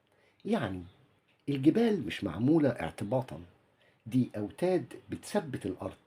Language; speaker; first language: Arabic; native; Arabic